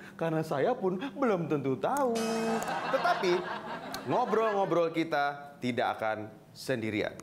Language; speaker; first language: Indonesian; native; Indonesian